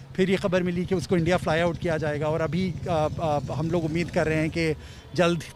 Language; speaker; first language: Hindi; native; Hindi